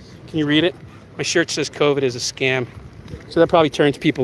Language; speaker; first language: English; native; English